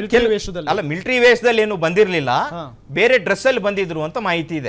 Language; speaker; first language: Kannada; native; Kannada